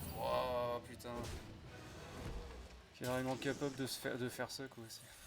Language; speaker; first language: French; native; French